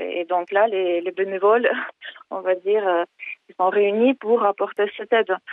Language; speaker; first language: French; non-native, fluent; Ukrainian